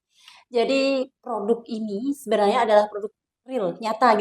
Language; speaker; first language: Indonesian; non-native, local second language; Javanese